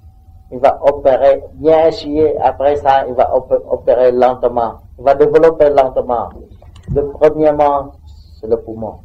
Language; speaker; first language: French; non-native, learner; Vietnamese